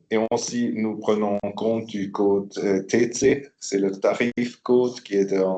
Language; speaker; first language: French; non-native, local second language; German